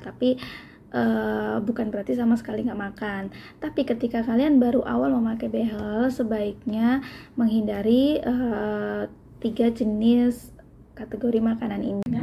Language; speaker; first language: Indonesian; native; Indonesian